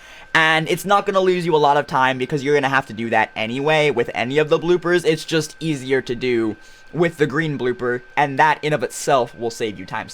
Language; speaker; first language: English; native; English